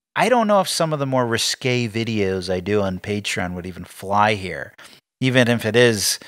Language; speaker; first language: English; native; English